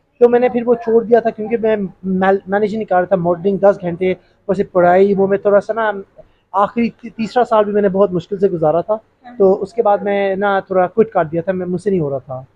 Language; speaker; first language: Hindi; early bilingual, heritage; Urdu